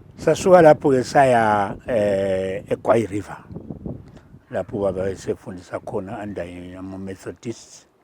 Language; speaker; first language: Zulu; native; Zulu